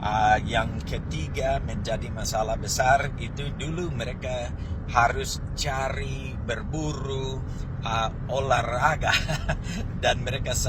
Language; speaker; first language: Indonesian; non-native, fluent; English